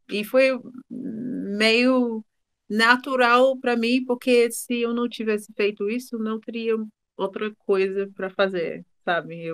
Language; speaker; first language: Portuguese; non-native, fluent; English